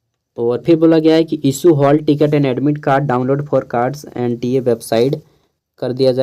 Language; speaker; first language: Hindi; native; Hindi